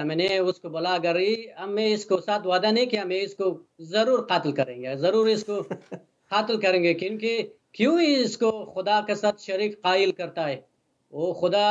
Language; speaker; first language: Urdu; non-native, learner; Persian